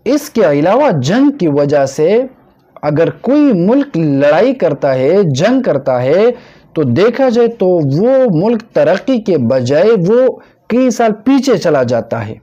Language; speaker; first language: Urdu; non-native, local second language; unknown